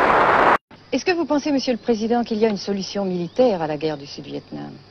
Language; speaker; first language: French; native; French